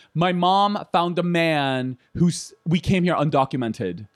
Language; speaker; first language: English; early bilingual, other home language; Korean